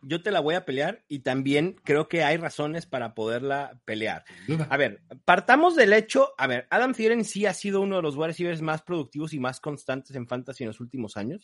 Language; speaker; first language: Spanish; native; Spanish